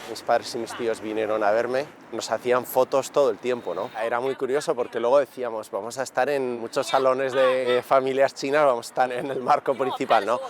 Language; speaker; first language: Spanish; native; Spanish